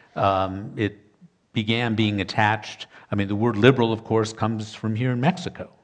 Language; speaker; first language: English; native; English